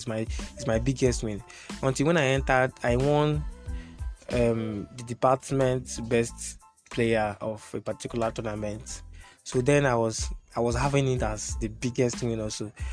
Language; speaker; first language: English; non-native, local second language; Igbo